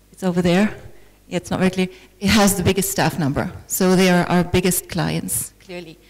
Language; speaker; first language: English; non-native, fluent; German